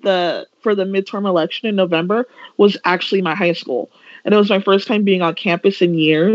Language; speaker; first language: English; native; English